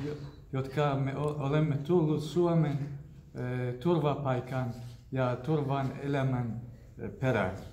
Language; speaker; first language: Finnish; non-native, fluent; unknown